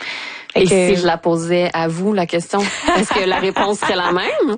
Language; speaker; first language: French; native; French